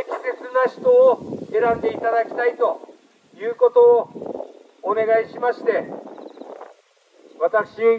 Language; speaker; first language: Japanese; native; Japanese